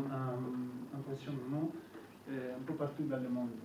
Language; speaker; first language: French; non-native, fluent; Italian